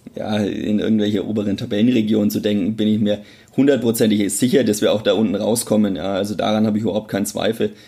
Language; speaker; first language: German; native; German